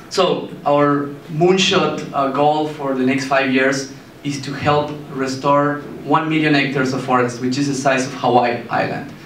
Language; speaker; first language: English; non-native, fluent; Spanish